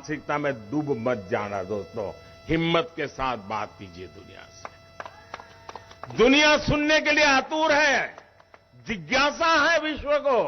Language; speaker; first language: Hindi; non-native, local second language; Gujarati